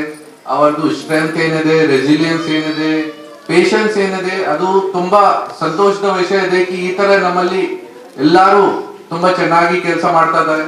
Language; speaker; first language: Kannada; non-native, local second language; Hindi